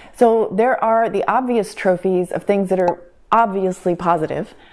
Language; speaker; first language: English; native; English